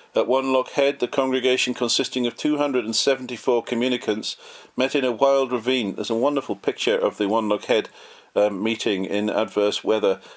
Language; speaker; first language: English; native; English